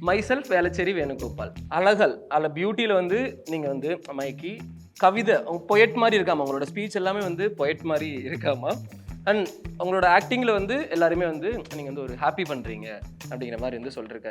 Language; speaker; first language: Tamil; native; Tamil